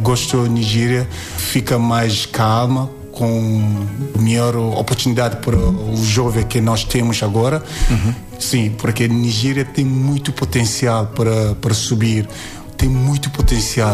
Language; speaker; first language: Portuguese; non-native, learner; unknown